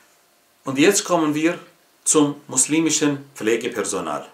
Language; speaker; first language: German; non-native, fluent; Arabic